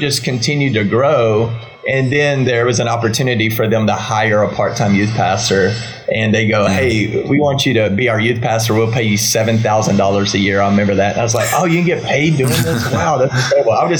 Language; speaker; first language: English; native; English